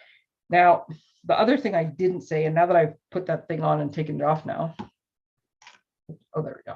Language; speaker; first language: English; native; English